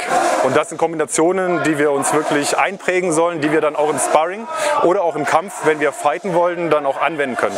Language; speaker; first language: German; native; German